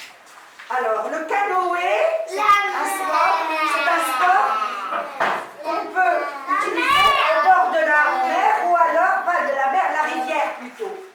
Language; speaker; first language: French; non-native, local second language; Arabic